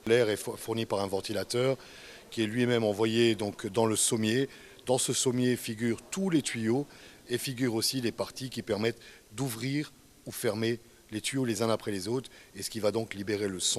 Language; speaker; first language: French; native; French